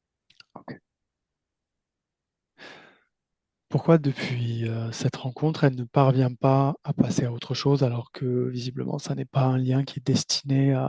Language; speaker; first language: French; native; French